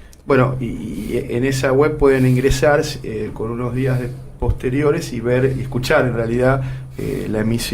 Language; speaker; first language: Spanish; native; Spanish